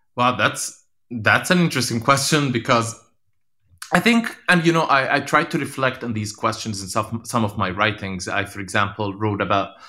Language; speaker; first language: English; non-native, fluent; Arabic